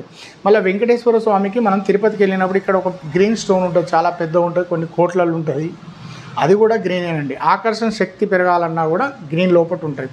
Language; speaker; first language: Telugu; native; Telugu